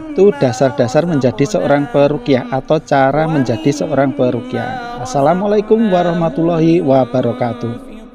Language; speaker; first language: Indonesian; native; Indonesian